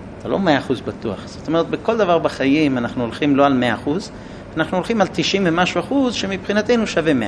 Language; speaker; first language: Hebrew; non-native, fluent; English